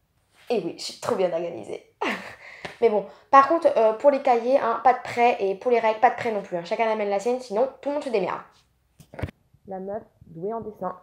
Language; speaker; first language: French; native; French